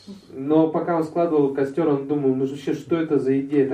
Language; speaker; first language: Russian; native; Russian